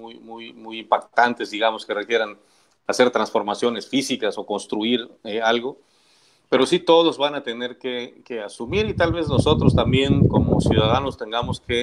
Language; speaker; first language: Spanish; native; Spanish